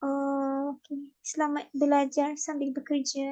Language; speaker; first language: Malay; native; Malay